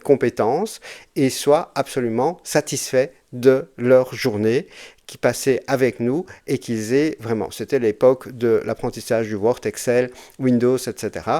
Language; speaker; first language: French; native; French